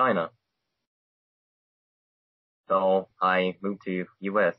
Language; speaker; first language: English; non-native, fluent; Chinese